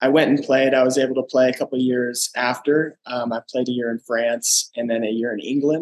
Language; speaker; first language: English; native; English